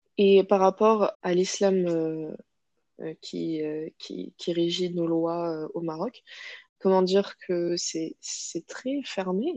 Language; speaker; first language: French; non-native, local second language; Arabic